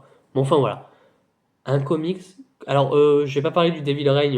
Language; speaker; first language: French; native; French